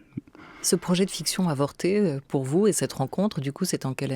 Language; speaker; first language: French; native; French